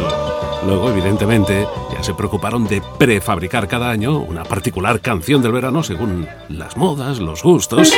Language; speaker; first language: Spanish; native; Spanish